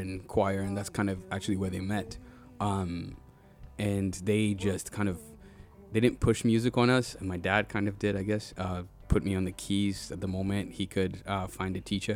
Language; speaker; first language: English; non-native, local second language; Ganda